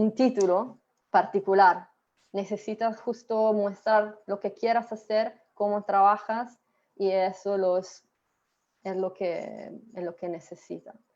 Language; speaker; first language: Spanish; non-native, fluent; Italian